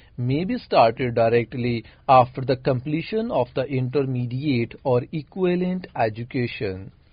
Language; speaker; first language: English; non-native, local second language; Urdu